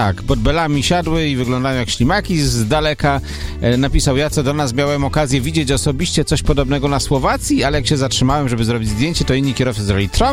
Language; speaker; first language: Polish; native; Polish